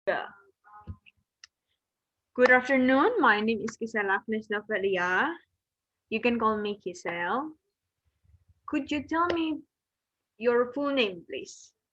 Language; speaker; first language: English; non-native, learner; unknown